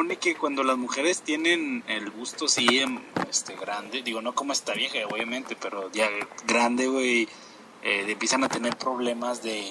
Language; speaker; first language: Spanish; native; Spanish